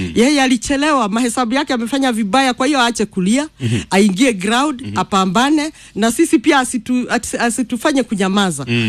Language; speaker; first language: Swahili; non-native, local second language; Kikuyu